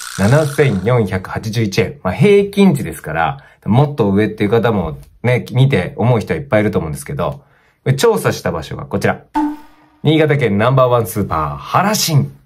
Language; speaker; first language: Japanese; native; Japanese